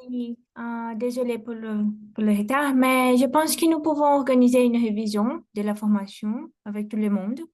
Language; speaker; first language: French; non-native, fluent; Portuguese